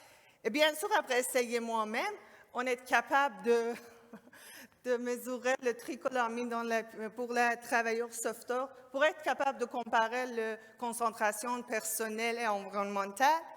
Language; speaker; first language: French; non-native, learner; Persian